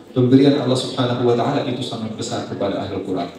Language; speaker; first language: Indonesian; non-native, fluent; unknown